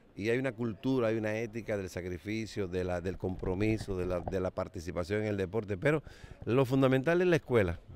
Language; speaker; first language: Spanish; native; Spanish